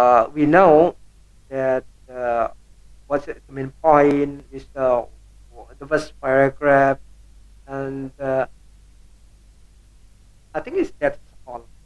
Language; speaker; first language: English; non-native, learner; Indonesian